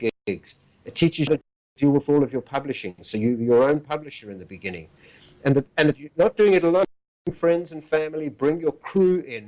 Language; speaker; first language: English; native; English